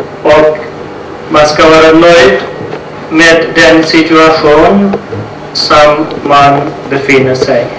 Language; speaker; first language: Swedish; non-native, fluent; Urdu